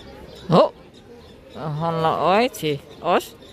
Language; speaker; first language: Danish; non-native, learner; Thai